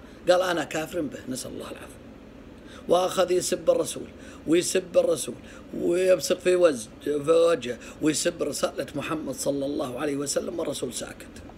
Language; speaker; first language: Arabic; native; Arabic